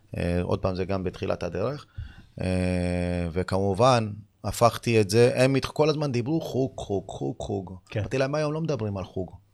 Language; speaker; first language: Hebrew; early bilingual, other home language; Amharic